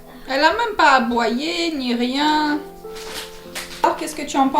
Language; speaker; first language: French; native; French